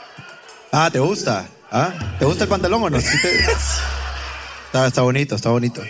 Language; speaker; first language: Spanish; native; Spanish